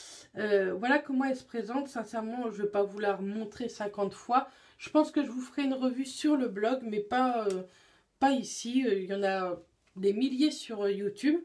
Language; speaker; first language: French; native; French